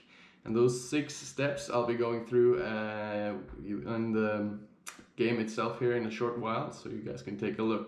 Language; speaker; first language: English; non-native, fluent; Norwegian